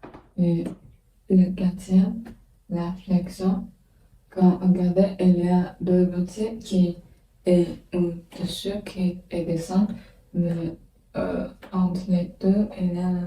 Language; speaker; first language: French; non-native, learner; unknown